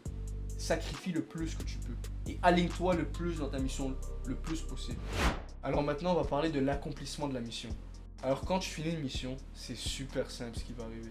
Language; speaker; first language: French; native; French